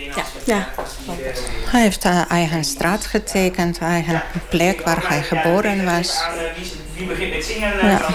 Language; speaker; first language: Dutch; non-native, learner; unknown